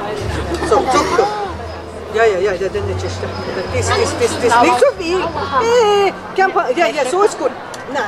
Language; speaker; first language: German; non-native, learner; Tibetan